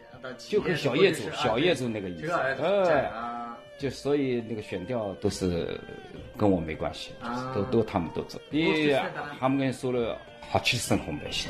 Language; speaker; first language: Mongolian; non-native, local second language; Chinese